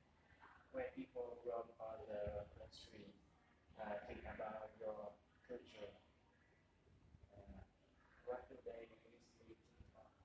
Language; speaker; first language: English; non-native, learner; Vietnamese